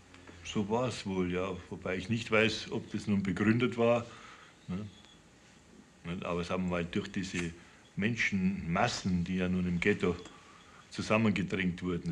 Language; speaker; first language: German; native; German